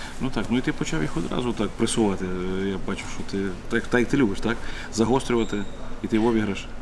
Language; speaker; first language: Ukrainian; native; Ukrainian